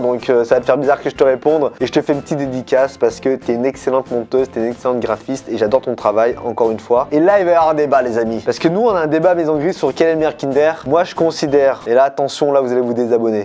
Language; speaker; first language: French; native; French